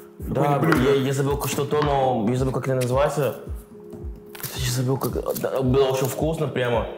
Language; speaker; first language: Russian; non-native, learner; Portuguese